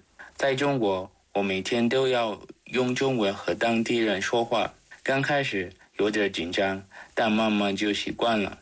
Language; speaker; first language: Chinese; non-native, fluent; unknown